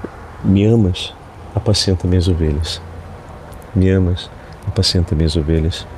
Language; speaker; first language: Portuguese; native; Portuguese